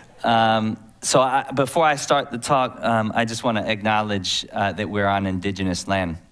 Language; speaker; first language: English; native; English